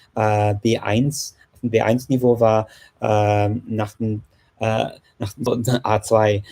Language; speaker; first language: German; non-native, fluent; English